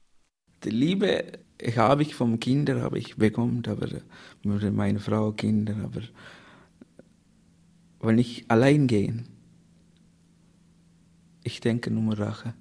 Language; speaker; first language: German; non-native, learner; Tamil